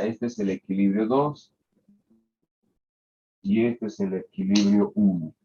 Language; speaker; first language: Spanish; native; Spanish